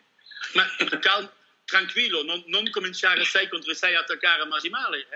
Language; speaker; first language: Italian; non-native, learner; Dutch